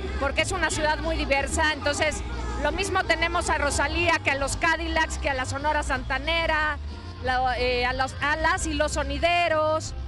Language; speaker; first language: Spanish; native; Spanish